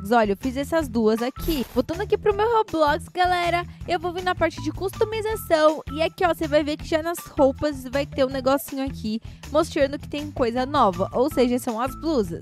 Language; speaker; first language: Portuguese; native; Portuguese